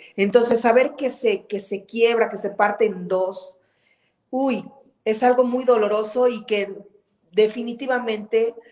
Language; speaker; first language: Spanish; native; Spanish